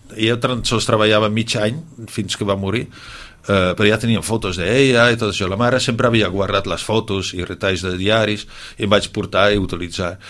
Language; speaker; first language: Catalan; non-native, fluent; Dutch